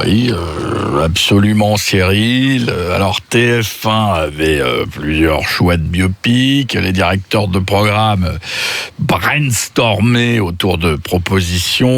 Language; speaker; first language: French; native; French